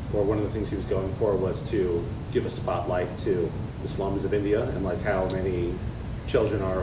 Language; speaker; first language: English; native; English